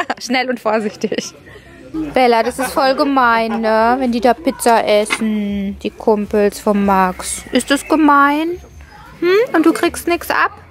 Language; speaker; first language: German; non-native, fluent; Italian